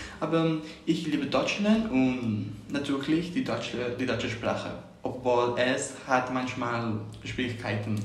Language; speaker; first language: German; non-native, learner; Spanish